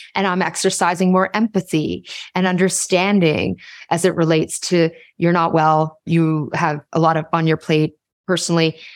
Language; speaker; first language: English; native; English